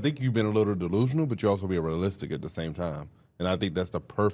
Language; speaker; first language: English; native; English